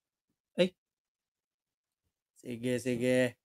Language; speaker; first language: Filipino; native; Filipino